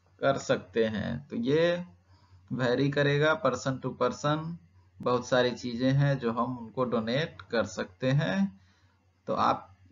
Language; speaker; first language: Hindi; native; Hindi